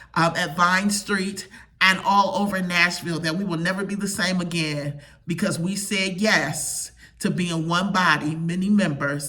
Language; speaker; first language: English; native; English